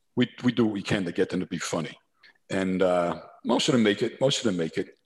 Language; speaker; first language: English; native; English